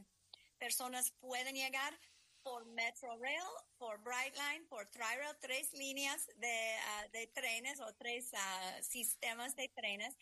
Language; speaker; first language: Spanish; non-native, fluent; English